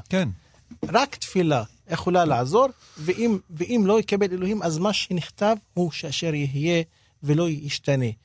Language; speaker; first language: Hebrew; non-native, local second language; Arabic